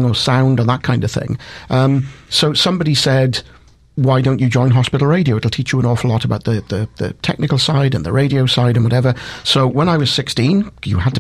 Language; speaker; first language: English; native; English